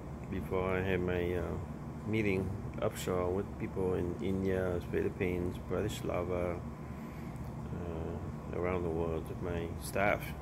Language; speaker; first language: English; non-native, fluent; Vietnamese